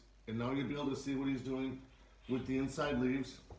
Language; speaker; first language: English; native; English